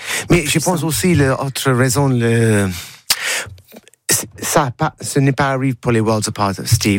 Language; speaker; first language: French; non-native, learner; English